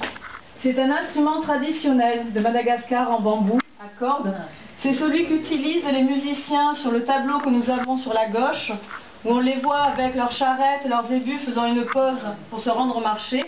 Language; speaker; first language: French; native; French